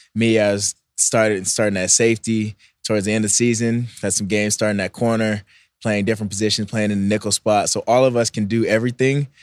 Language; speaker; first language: English; native; English